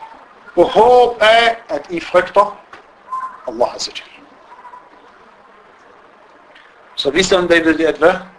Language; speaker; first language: Danish; non-native, fluent; Arabic